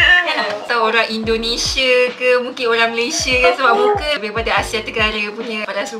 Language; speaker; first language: Malay; native; Malay